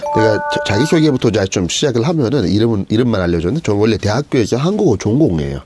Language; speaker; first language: Korean; non-native, fluent; Turkish